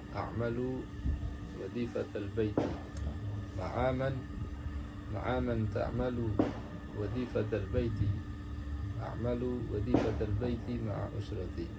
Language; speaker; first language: Arabic; non-native, learner; Indonesian